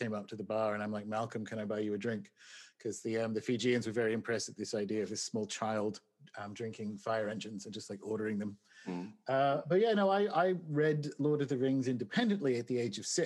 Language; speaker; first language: English; native; English